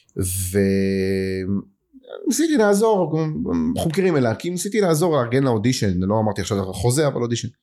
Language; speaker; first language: Hebrew; native; Hebrew